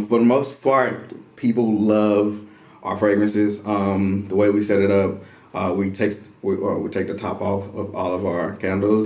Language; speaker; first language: English; native; English